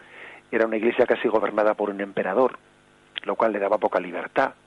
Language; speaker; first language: Spanish; native; Spanish